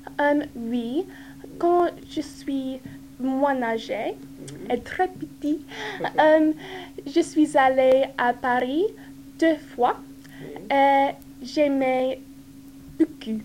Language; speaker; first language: French; non-native, learner; English